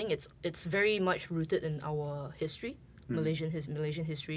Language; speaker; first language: English; non-native, local second language; Chinese